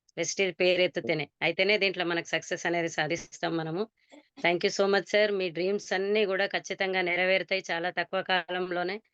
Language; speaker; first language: Telugu; native; Telugu